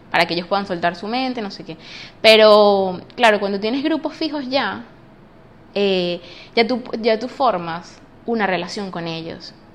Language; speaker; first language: Spanish; native; Spanish